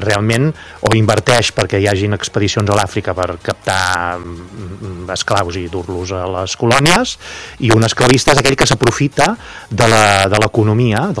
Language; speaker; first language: Catalan; native; Catalan